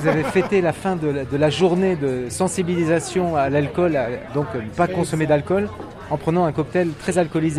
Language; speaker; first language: French; native; French